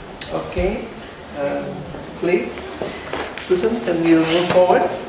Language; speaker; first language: English; non-native, fluent; Indonesian